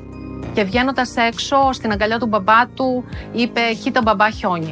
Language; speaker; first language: Greek; native; Greek